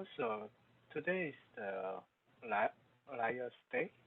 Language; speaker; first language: English; non-native, learner; Korean